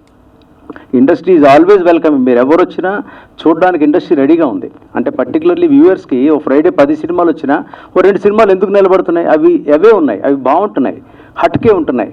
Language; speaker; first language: Telugu; native; Telugu